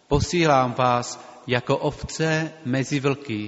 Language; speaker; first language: Czech; native; Czech